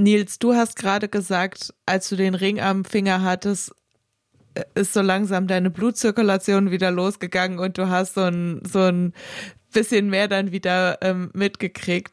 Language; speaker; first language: German; native; German